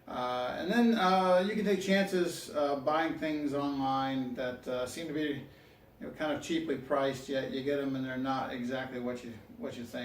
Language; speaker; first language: English; native; English